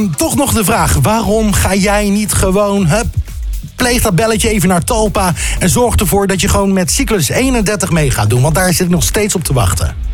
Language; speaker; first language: Dutch; native; Dutch